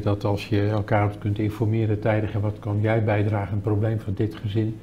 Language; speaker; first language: Dutch; native; Dutch